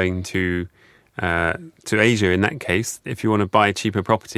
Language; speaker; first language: English; native; English